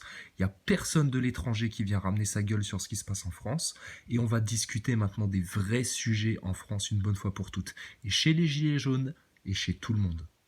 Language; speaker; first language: French; native; French